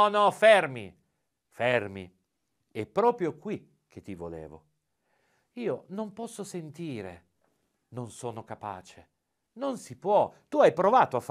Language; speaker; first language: Italian; native; Italian